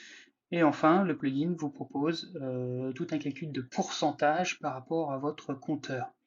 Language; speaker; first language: French; native; French